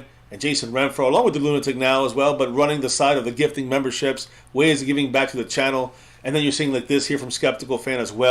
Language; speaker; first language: English; native; English